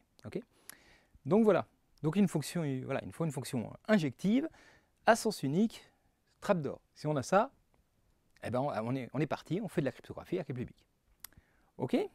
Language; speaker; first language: French; native; French